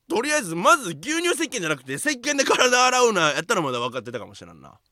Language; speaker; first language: Japanese; native; Japanese